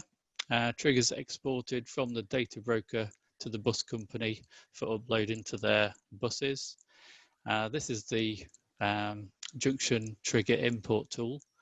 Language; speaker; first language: English; native; English